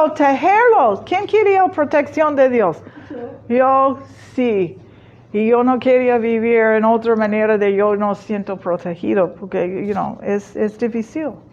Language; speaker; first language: Spanish; non-native, fluent; English